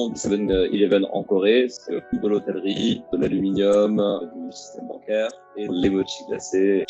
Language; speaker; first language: French; native; French